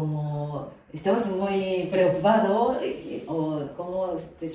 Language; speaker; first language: Spanish; non-native, fluent; Japanese